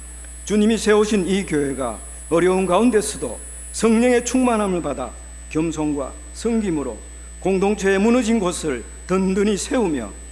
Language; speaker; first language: Korean; native; Korean